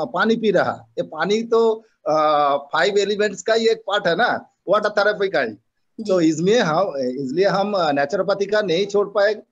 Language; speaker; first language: Hindi; non-native, local second language; Bangla